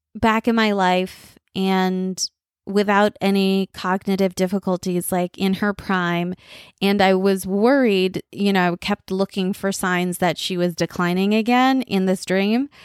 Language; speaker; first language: English; early bilingual, other home language; Bangla